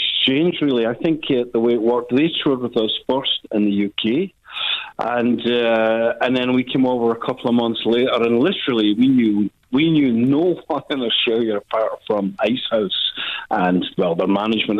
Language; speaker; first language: English; native; English